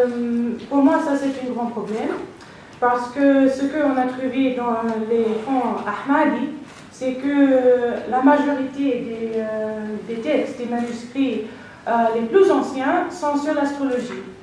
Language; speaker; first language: French; non-native, fluent; English